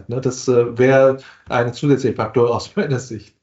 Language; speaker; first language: German; non-native, fluent; Chinese